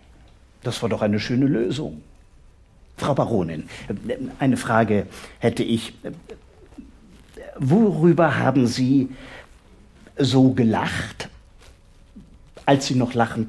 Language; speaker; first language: German; native; German